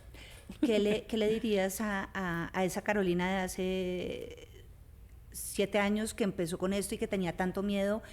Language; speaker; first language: Spanish; native; Spanish